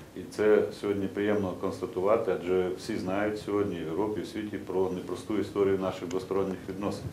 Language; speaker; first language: Ukrainian; native; Ukrainian